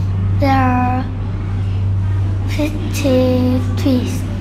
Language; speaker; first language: English; non-native, learner; Vietnamese